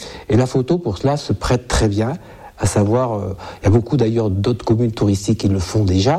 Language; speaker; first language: French; native; French